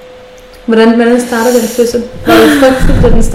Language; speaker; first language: Danish; native; Danish